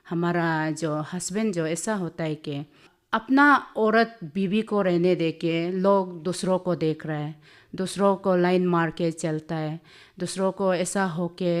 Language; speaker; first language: Hindi; non-native, local second language; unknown